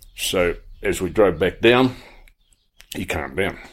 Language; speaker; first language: English; native; English